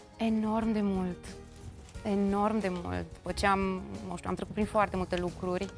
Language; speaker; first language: Romanian; native; Romanian